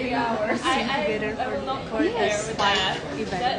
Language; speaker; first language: English; non-native, learner; Thai